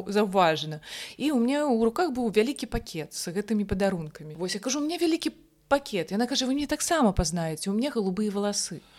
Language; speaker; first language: Belarusian; non-native, local second language; Russian